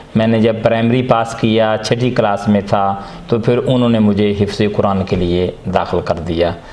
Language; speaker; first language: Urdu; non-native, local second language; Punjabi